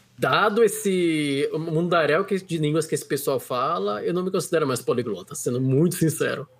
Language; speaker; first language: Portuguese; native; Portuguese